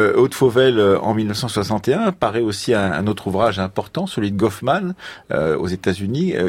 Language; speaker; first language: French; native; French